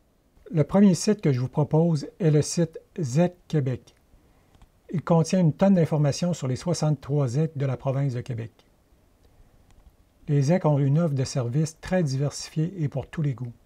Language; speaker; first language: French; native; French